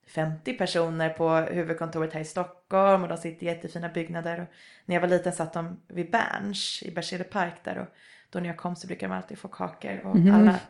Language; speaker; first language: Swedish; native; Swedish